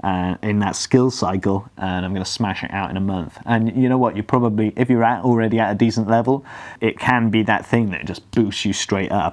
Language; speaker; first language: English; native; English